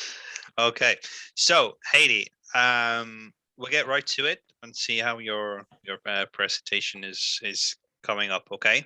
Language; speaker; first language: English; non-native, fluent; Spanish